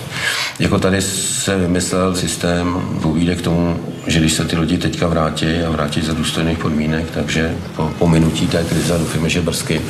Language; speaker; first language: Czech; native; Czech